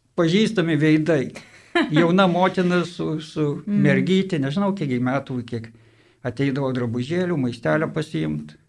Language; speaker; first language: Lithuanian; native; Lithuanian